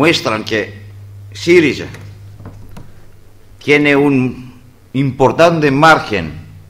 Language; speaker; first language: Spanish; non-native, fluent; Greek